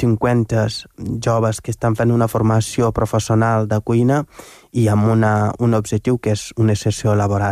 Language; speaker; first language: Catalan; non-native, fluent; Wolof